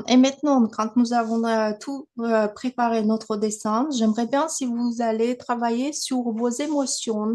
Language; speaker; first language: French; non-native, fluent; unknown